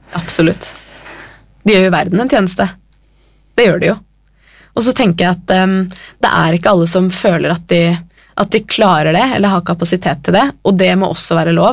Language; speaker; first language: Norwegian; native; Norwegian